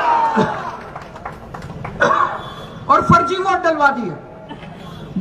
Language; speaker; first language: Hindi; native; Hindi